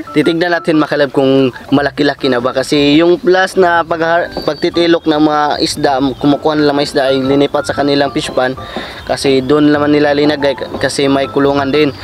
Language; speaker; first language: Filipino; non-native, local second language; Cebuano